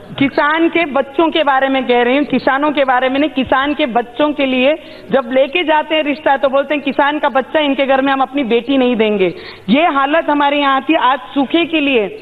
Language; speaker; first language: Hindi; non-native, local second language; Punjabi